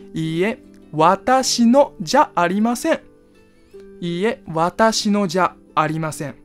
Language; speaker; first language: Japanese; non-native, fluent; Chinese